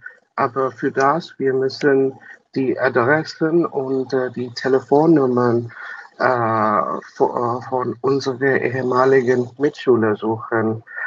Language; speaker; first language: German; non-native, learner; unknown